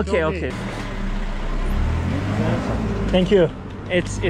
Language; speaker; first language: English; non-native, learner; Korean